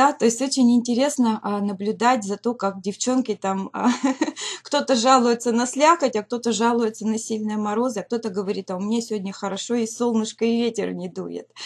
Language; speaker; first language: Russian; native; Russian